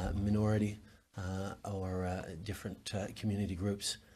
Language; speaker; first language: English; native; English